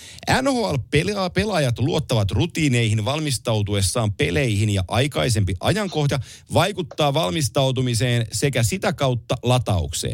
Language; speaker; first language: Finnish; native; Finnish